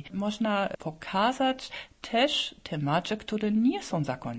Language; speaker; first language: Polish; non-native, fluent; German